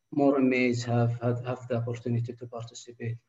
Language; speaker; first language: English; non-native, fluent; Arabic